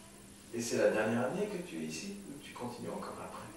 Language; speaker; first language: French; native; French